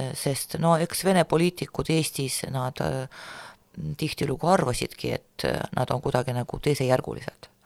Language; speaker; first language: Estonian; non-native, local second language; Russian